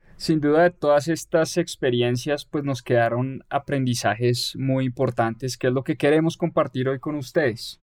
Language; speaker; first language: Spanish; native; Spanish